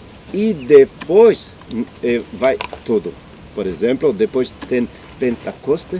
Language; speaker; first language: Portuguese; non-native, learner; Hebrew